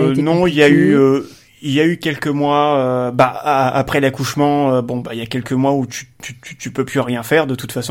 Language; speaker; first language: French; native; French